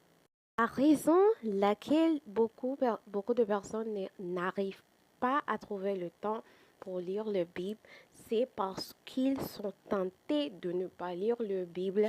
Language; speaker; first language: French; non-native, fluent; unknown